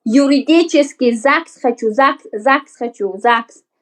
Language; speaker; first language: Russian; non-native, learner; Uzbek